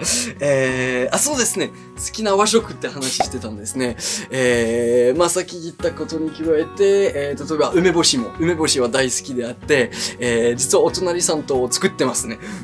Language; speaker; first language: Japanese; non-native, fluent; French